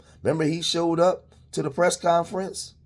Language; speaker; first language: English; native; English